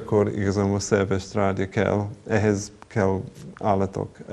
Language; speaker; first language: Hungarian; non-native, fluent; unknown